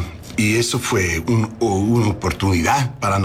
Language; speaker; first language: Spanish; non-native, learner; English